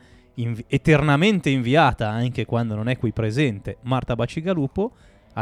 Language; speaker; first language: Italian; native; Italian